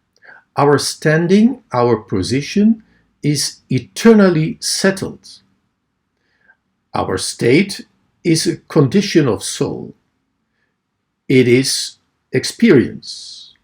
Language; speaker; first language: English; non-native, fluent; Dutch